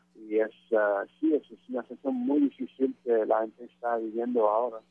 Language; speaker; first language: Spanish; non-native, fluent; French